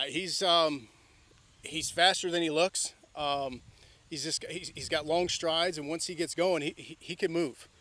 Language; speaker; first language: English; native; English